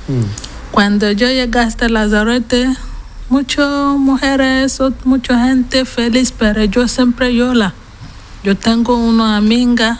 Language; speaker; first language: Spanish; non-native, learner; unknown